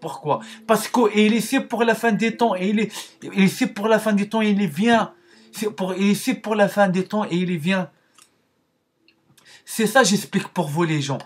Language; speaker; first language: French; non-native, learner; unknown